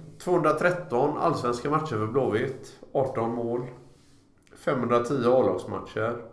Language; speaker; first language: Swedish; native; Swedish